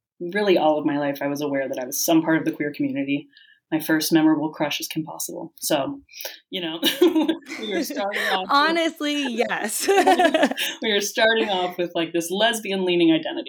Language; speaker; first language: English; native; English